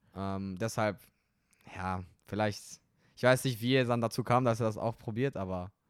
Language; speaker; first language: German; non-native, fluent; Romanian